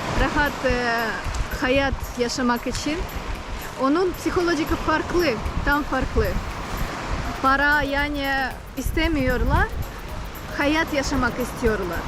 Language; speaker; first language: Turkish; non-native, learner; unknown